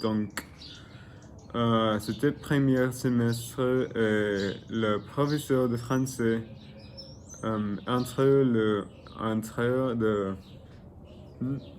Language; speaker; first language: French; non-native, learner; Spanish